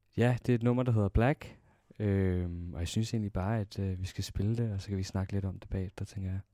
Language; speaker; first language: Danish; early bilingual, other home language; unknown